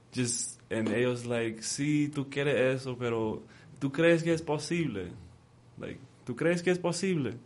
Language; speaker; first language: Spanish; early bilingual, heritage; Spanish